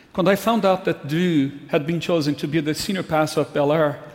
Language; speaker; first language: English; non-native, fluent; Portuguese